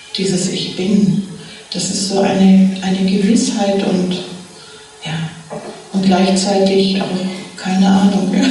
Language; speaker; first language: German; native; German